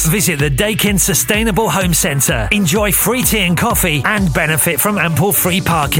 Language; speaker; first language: English; native; English